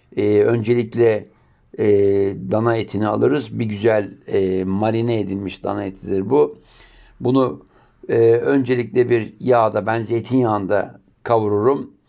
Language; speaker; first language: Turkish; native; Turkish